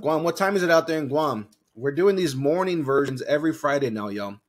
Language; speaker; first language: English; native; English